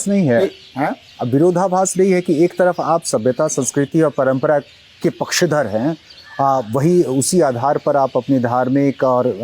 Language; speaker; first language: Hindi; native; Hindi